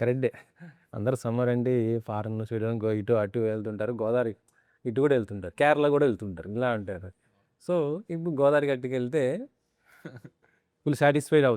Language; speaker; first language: Telugu; native; Telugu